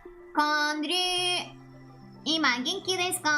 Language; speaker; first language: Japanese; non-native, learner; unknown